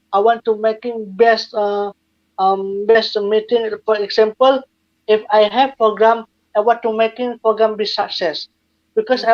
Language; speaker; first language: English; non-native, learner; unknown